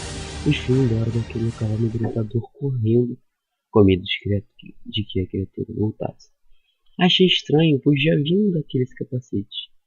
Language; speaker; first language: Portuguese; native; Portuguese